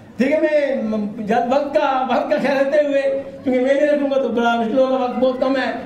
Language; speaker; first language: Urdu; non-native, local second language; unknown